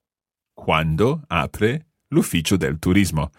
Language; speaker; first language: Italian; non-native, fluent; English